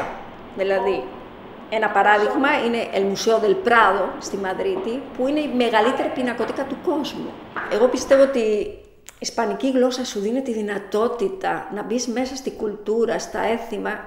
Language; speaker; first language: Greek; non-native, fluent; Spanish